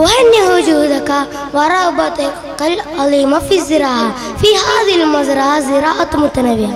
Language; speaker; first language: Arabic; non-native, learner; Malayalam